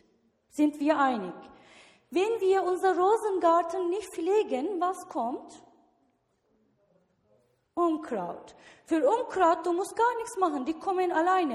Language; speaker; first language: German; non-native, learner; Turkish